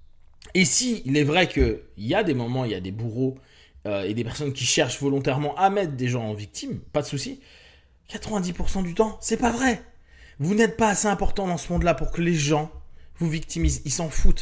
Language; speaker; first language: French; native; French